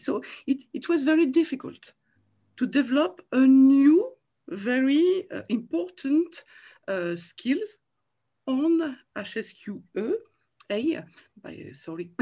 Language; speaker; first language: English; non-native, learner; French